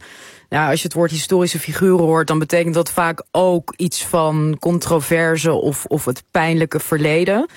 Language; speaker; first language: Dutch; native; Dutch